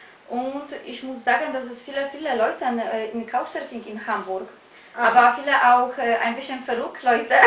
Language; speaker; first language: German; non-native, learner; Polish